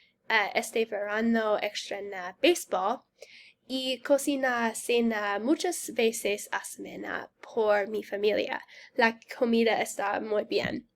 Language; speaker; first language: Spanish; non-native, learner; English